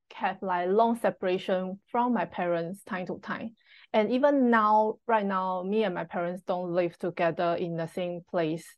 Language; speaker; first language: English; non-native, fluent; Chinese